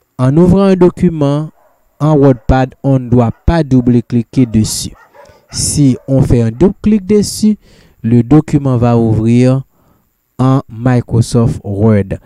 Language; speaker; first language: French; non-native, local second language; Haitian Creole